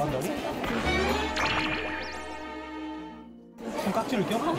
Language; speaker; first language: Korean; native; Korean